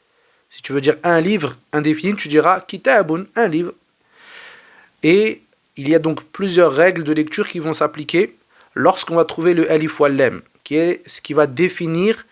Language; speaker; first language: French; native; French